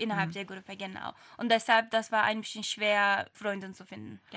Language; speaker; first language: German; non-native, learner; Turkish